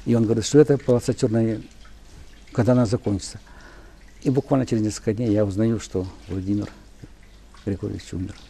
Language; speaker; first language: Russian; non-native, local second language; Ukrainian